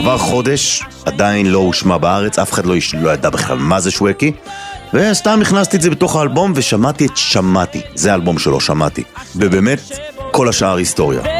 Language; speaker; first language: Hebrew; native; Hebrew